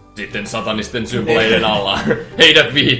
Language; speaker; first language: Finnish; native; Finnish